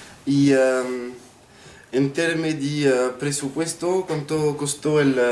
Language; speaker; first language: Spanish; non-native, learner; French